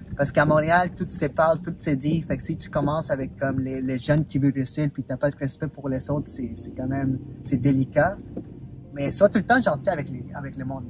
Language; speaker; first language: French; non-native, fluent; Spanish